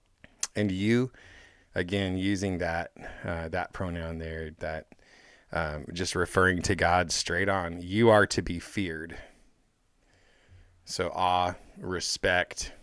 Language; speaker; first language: English; native; English